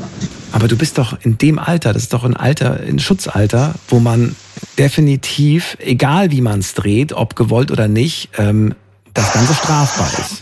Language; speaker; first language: German; native; German